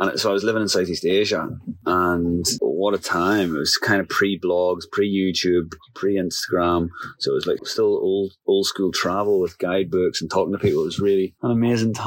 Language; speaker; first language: English; native; English